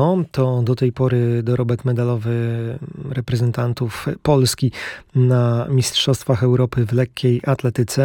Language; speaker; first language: Polish; native; Polish